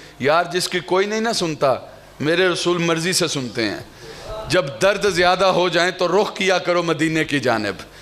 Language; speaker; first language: Urdu; non-native, local second language; Punjabi